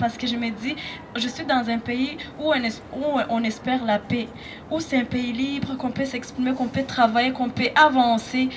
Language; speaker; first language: French; non-native, local second language; Rundi